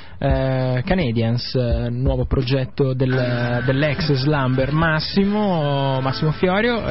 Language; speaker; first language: Italian; native; Italian